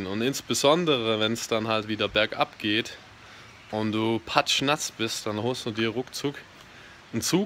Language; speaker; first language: German; native; German